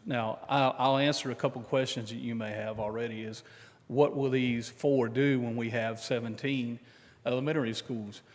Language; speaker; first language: English; native; English